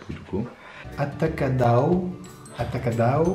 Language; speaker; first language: Portuguese; non-native, learner; French